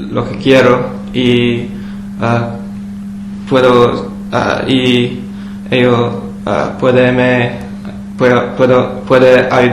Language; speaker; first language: Spanish; non-native, learner; English